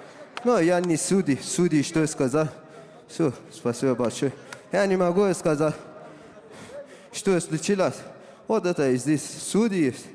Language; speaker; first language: Russian; non-native, learner; Persian